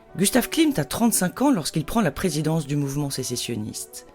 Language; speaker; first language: French; native; French